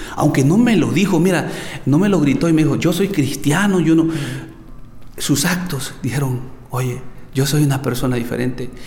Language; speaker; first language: Spanish; native; Spanish